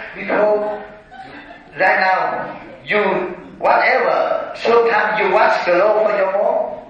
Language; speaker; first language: English; non-native, learner; Vietnamese